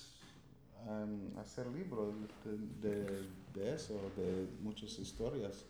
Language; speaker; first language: Spanish; non-native, fluent; English